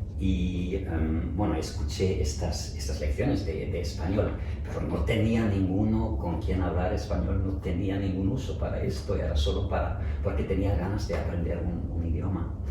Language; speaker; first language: Spanish; non-native, fluent; German